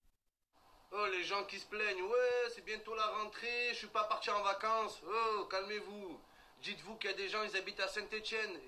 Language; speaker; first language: French; native; French